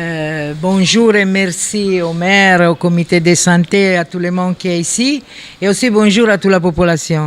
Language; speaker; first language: French; non-native, fluent; Italian